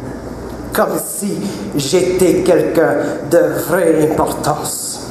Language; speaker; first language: French; non-native, local second language; English